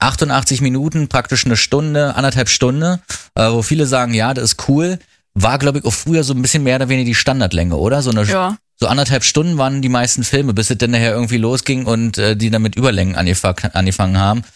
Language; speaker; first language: German; native; German